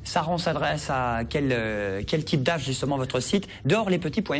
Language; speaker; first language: French; native; French